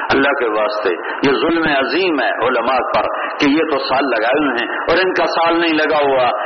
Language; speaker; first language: Urdu; non-native, local second language; Punjabi